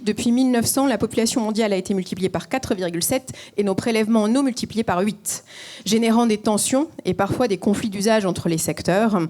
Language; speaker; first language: French; native; French